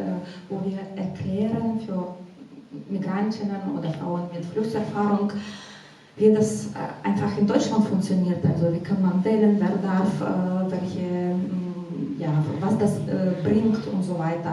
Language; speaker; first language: German; non-native, fluent; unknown